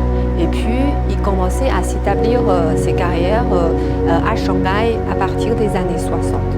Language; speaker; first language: French; non-native, fluent; Chinese